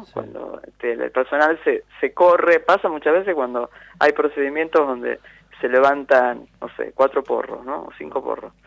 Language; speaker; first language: Spanish; native; Spanish